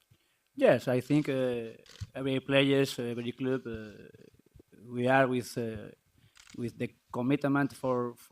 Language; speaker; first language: English; non-native, learner; Spanish